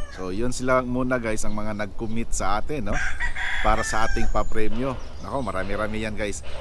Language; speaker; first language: Filipino; non-native, local second language; Cebuano